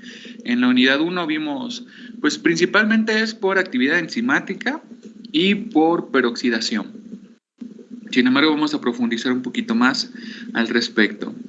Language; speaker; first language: Spanish; native; Spanish